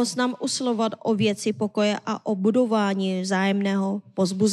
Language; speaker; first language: Czech; non-native, learner; Korean